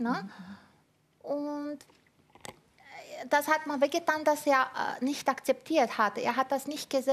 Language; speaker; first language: German; non-native, fluent; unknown